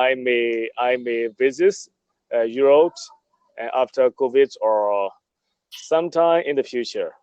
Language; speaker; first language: English; non-native, learner; Burmese